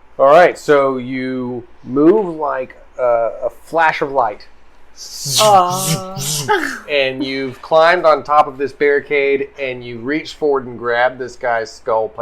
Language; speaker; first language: English; native; English